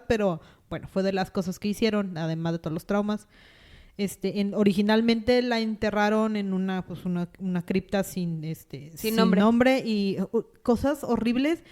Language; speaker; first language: Spanish; native; Spanish